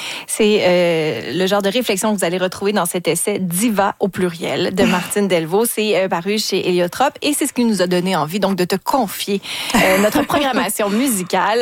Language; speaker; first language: French; native; French